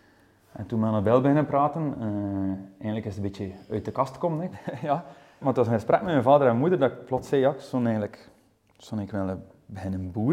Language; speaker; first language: Dutch; native; Dutch